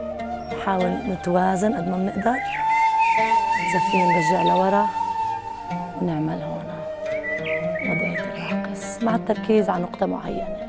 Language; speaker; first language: Arabic; native; Arabic